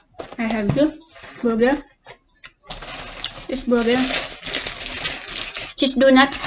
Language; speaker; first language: English; non-native, learner; Cebuano